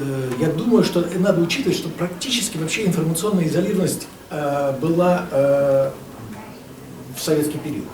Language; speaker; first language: Russian; native; Russian